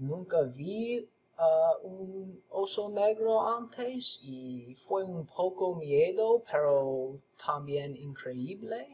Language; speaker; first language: Spanish; non-native, learner; English